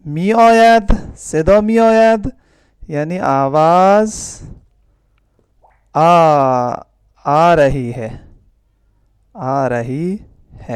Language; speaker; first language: Persian; non-native, fluent; Urdu